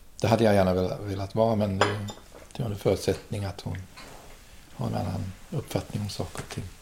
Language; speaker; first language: Swedish; early bilingual, other home language; German